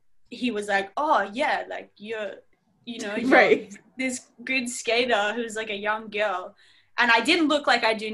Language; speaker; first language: English; native; English